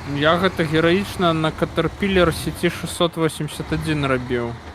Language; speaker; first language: Belarusian; non-native, local second language; Russian